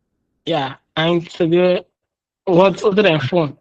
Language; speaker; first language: German; non-native, learner; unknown